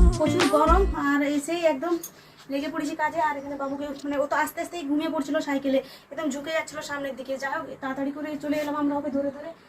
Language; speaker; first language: Bangla; non-native, local second language; Santali